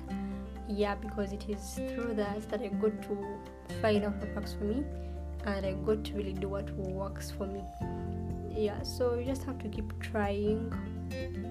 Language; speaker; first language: English; non-native, local second language; Ganda